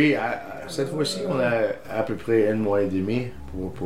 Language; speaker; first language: French; non-native, fluent; English